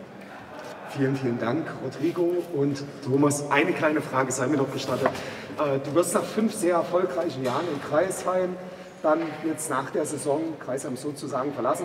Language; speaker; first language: German; native; German